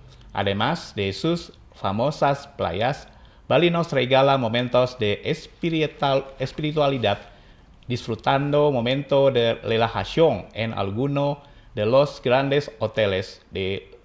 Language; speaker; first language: Spanish; non-native, fluent; Indonesian